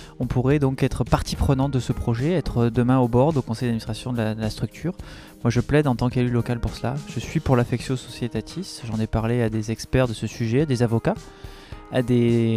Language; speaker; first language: French; native; French